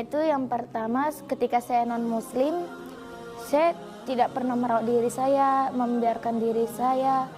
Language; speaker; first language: Indonesian; native; Indonesian